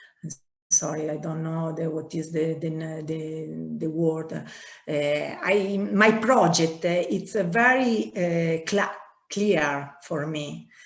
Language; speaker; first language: English; non-native, learner; Italian